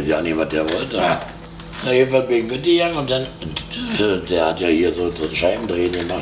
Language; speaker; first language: German; native; German